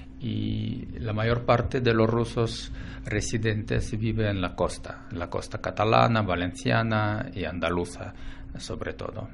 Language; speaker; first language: Spanish; non-native, fluent; Russian